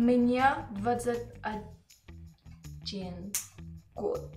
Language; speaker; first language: Russian; non-native, learner; French